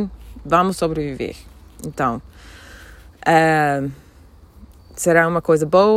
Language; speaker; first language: Portuguese; non-native, fluent; English